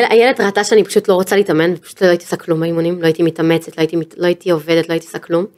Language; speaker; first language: Hebrew; native; Hebrew